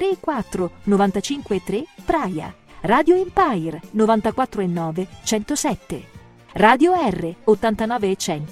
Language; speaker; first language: Italian; native; Italian